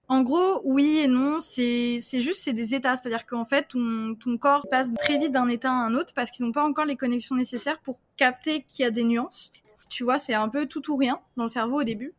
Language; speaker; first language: French; early bilingual, other home language; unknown